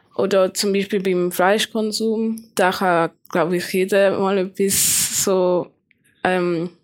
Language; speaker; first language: German; native; German